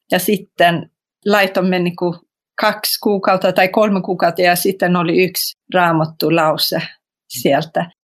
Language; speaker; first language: Finnish; non-native, fluent; Swedish